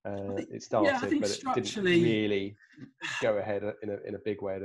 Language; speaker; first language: English; native; English